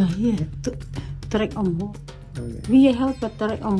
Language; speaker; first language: Dutch; non-native, learner; Indonesian